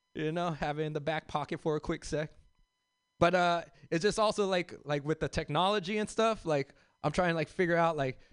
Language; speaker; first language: English; native; English